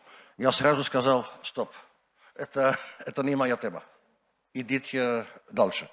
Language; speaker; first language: Russian; non-native, learner; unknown